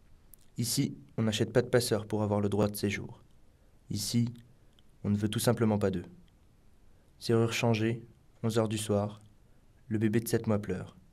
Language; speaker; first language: French; native; French